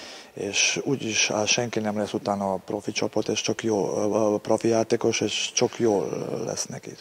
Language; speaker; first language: Hungarian; non-native, learner; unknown